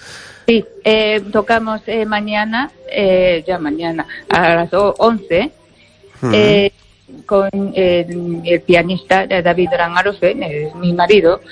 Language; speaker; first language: Spanish; non-native, fluent; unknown